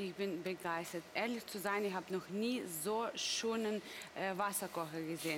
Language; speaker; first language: German; non-native, fluent; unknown